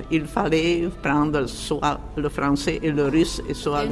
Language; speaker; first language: French; non-native, fluent; Czech